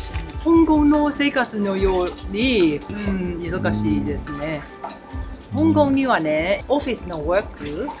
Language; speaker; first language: Japanese; non-native, learner; Cantonese